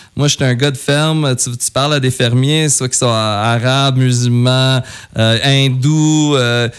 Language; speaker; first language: French; native; French